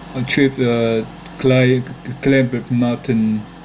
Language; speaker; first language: English; non-native, learner; Vietnamese